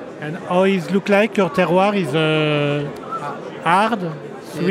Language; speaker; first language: English; non-native, learner; French